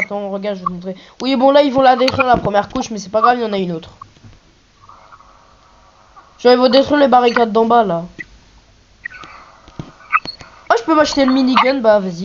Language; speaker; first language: French; native; French